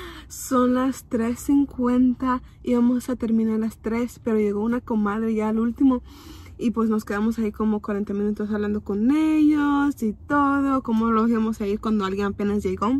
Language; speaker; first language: Spanish; early bilingual, heritage; Spanish